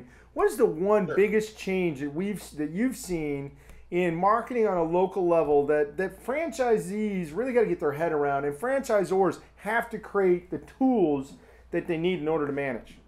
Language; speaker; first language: English; native; English